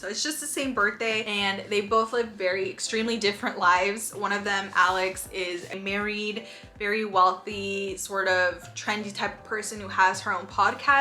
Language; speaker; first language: English; native; English